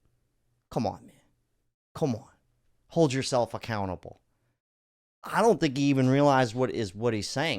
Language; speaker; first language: English; native; English